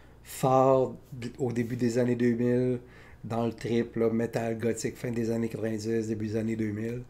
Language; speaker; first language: French; native; French